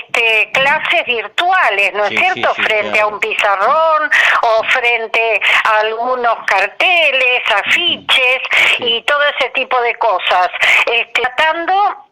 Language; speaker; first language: Spanish; native; Spanish